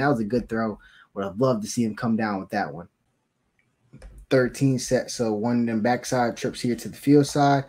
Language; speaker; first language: English; native; English